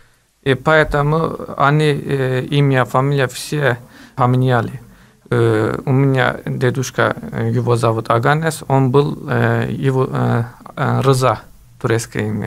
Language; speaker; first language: Russian; non-native, learner; Turkish